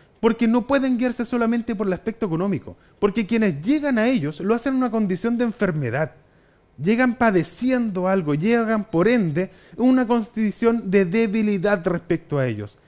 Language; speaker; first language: Spanish; native; Spanish